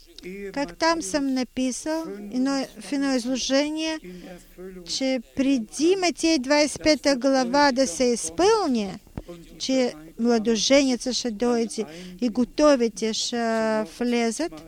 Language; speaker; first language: Bulgarian; non-native, fluent; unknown